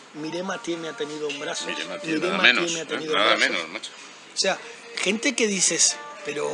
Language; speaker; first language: Spanish; native; Spanish